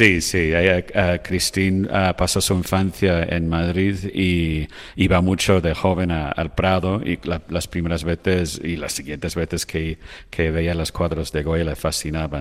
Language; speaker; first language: Spanish; non-native, fluent; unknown